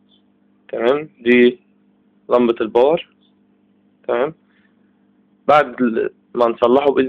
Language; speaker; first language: Arabic; native; Arabic